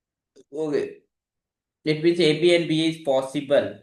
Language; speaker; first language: English; non-native, local second language; Hindi